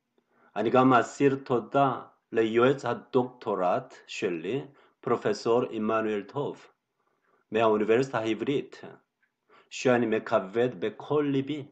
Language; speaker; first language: Hebrew; non-native, fluent; Korean